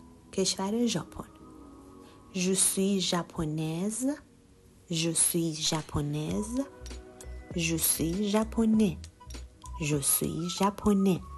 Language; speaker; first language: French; non-native, fluent; Persian